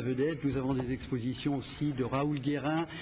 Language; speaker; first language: French; native; French